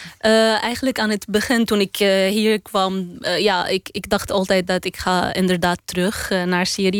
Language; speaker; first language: Dutch; non-native, learner; Arabic